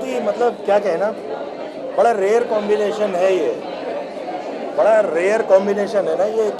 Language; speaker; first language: Hindi; native; Hindi